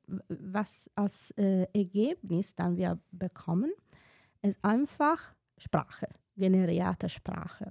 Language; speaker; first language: German; non-native, fluent; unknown